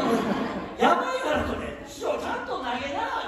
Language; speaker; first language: Japanese; native; Japanese